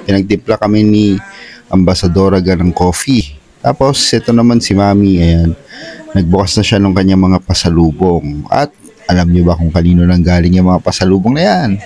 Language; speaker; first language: Filipino; native; Filipino